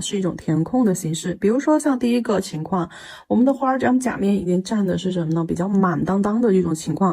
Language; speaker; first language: Chinese; native; Chinese